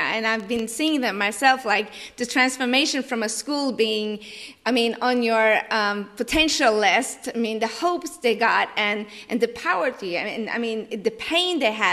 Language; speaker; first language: English; non-native, fluent; Norwegian